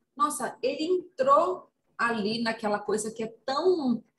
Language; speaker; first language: Portuguese; native; Portuguese